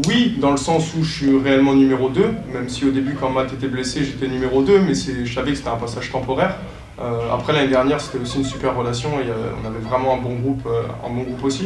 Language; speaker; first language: French; native; French